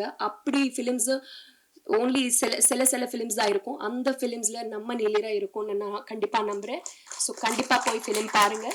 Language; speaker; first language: Tamil; non-native, learner; Telugu